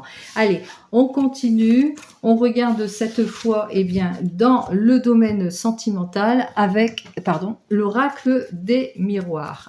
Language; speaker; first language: French; native; French